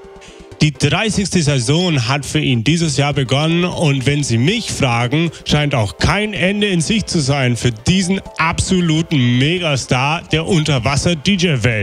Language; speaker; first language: German; native; German